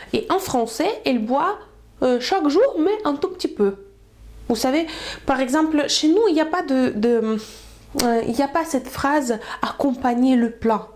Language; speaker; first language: French; non-native, fluent; Russian